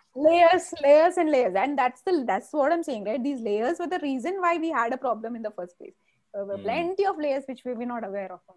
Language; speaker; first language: English; non-native, local second language; Malayalam